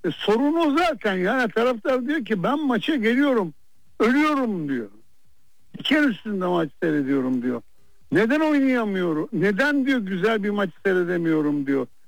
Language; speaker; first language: Turkish; native; Turkish